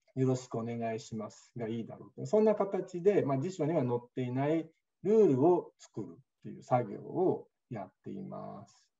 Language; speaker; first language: Japanese; native; Japanese